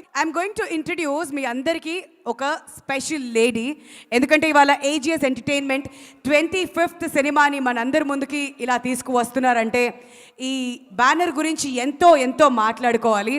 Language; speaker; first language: Telugu; native; Telugu